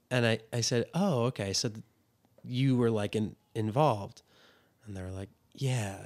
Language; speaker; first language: English; native; English